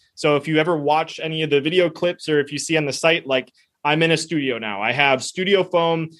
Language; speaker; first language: English; early bilingual, other home language; Spanish